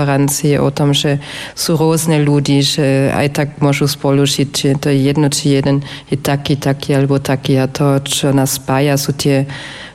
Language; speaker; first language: Slovak; non-native, fluent; German